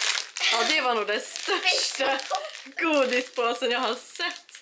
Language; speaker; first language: Swedish; native; Swedish